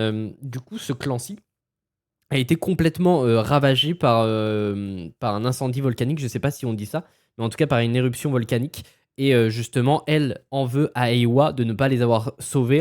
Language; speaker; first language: French; native; French